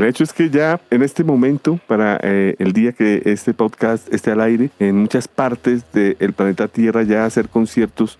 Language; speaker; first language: Spanish; native; Spanish